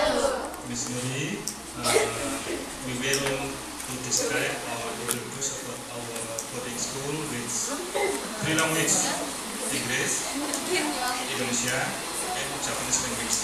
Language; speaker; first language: English; non-native, learner; Indonesian